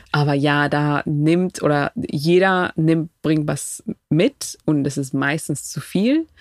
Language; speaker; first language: German; non-native, fluent; Spanish